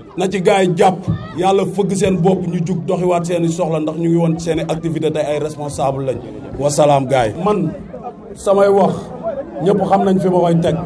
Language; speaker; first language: Wolof; non-native, local second language; Jola-Fonyi